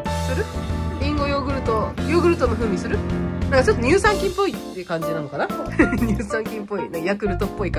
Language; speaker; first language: Japanese; native; Japanese